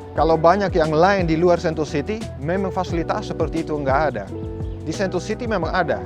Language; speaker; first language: Indonesian; non-native, fluent; Dutch